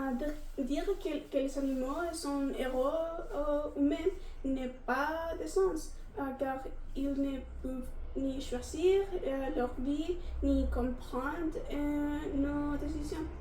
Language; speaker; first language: French; non-native, learner; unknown